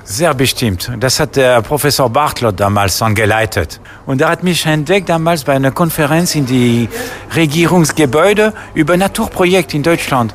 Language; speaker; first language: German; non-native, fluent; French